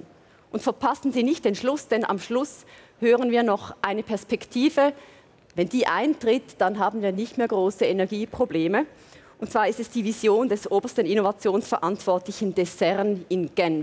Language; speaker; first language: German; native; German